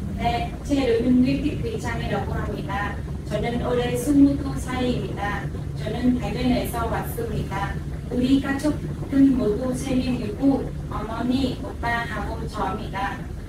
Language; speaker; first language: Korean; non-native, learner; Vietnamese